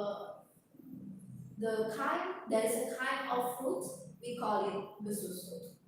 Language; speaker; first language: English; non-native, learner; Indonesian